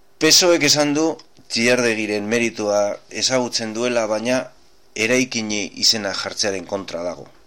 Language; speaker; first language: Basque; native; Basque